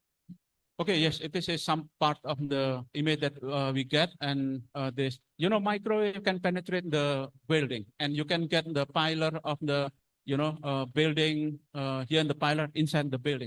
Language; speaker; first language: English; non-native, fluent; Indonesian